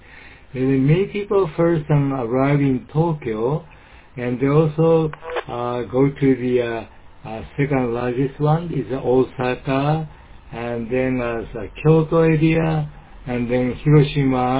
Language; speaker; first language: English; non-native, learner; Japanese